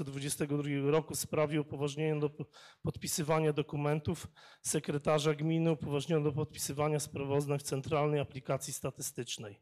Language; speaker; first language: Polish; native; Polish